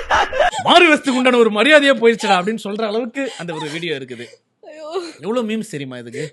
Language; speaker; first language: Tamil; native; Tamil